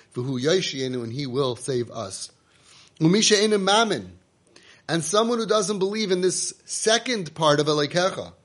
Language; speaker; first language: English; native; English